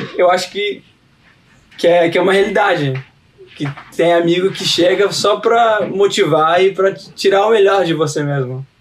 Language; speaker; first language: Portuguese; early bilingual, heritage; Portuguese